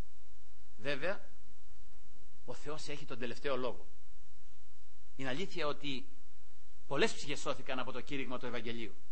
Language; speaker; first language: Greek; native; Greek